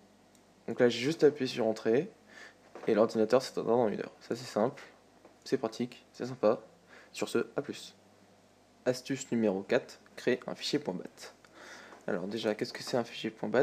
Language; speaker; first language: French; native; French